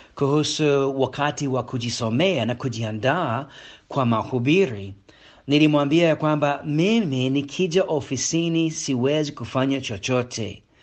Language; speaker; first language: Swahili; non-native, fluent; English